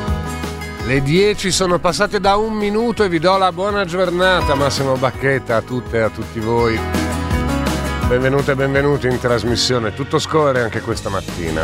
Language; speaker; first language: Italian; native; Italian